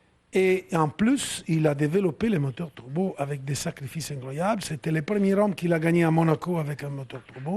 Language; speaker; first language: French; non-native, fluent; Italian